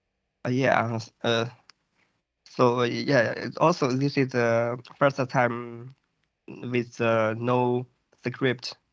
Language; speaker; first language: English; non-native, fluent; Chinese